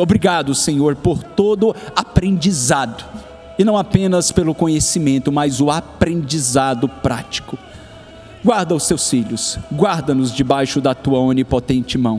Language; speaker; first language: Portuguese; native; Portuguese